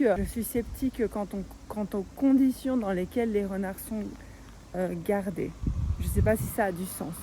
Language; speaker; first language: French; native; French